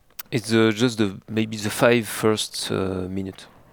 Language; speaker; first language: English; non-native, learner; French